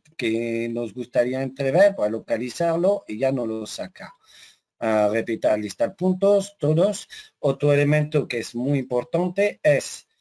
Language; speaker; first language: Spanish; non-native, fluent; French